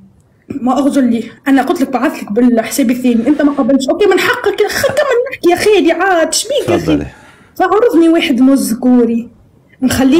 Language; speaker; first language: Arabic; native; Arabic